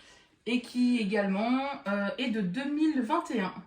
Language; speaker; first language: French; native; French